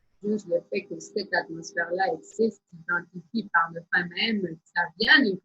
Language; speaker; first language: French; native; French